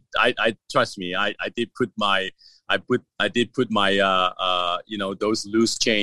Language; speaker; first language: English; non-native, local second language; Cantonese